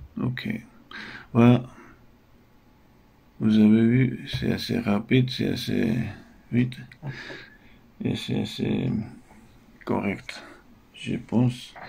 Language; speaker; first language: French; non-native, fluent; Russian